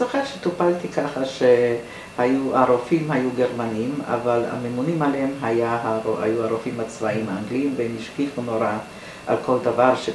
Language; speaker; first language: Hebrew; non-native, fluent; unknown